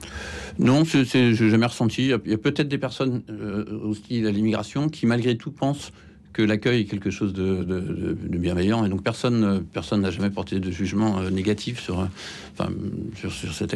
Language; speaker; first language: French; native; French